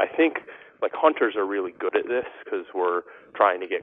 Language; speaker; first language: English; native; English